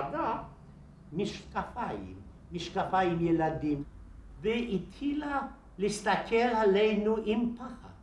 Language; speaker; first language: Hebrew; non-native, fluent; Polish